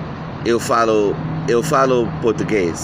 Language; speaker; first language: Portuguese; non-native, learner; English